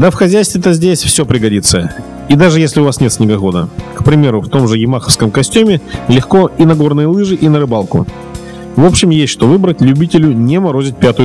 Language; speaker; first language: Russian; native; Russian